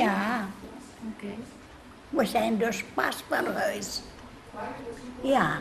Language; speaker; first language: Dutch; non-native, local second language; Caribbean Hindustani